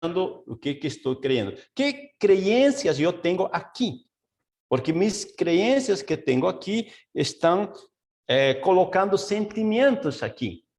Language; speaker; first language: Portuguese; non-native, fluent; Spanish